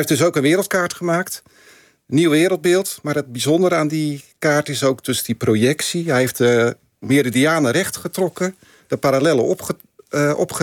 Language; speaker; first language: Dutch; native; Dutch